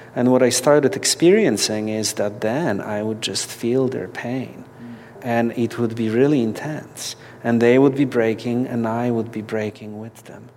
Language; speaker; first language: English; non-native, fluent; Polish